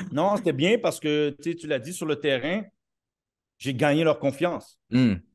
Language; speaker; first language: French; native; French